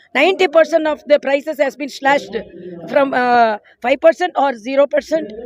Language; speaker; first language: English; non-native, local second language; Tamil